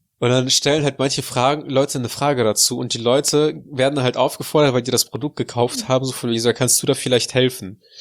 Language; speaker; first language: German; early bilingual, other home language; Russian